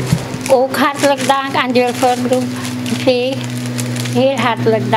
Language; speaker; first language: Dutch; non-native, local second language; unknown